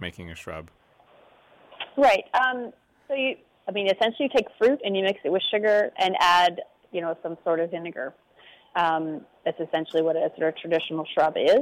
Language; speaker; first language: English; native; English